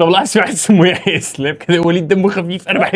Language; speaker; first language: Arabic; native; Arabic